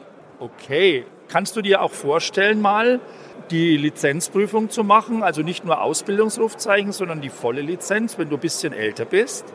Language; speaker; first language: German; native; German